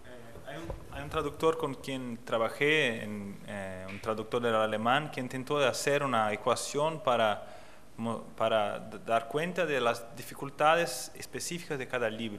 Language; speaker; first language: Spanish; non-native, fluent; Portuguese